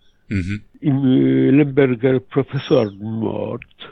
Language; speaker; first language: German; non-native, fluent; Polish